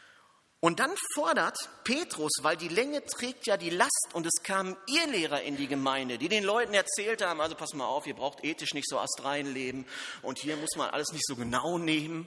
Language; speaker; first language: German; native; German